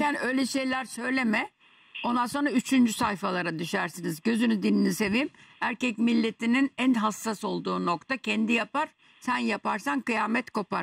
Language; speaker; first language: Turkish; native; Turkish